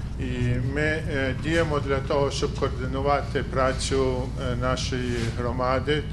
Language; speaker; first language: Ukrainian; early bilingual, heritage; Ukrainian